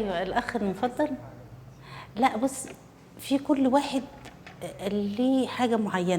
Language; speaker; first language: Arabic; native; Arabic